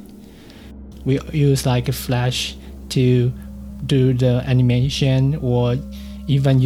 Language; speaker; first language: English; non-native, fluent; Chinese